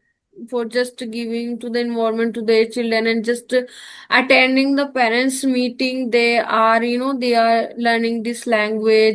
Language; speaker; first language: English; non-native, learner; Hindi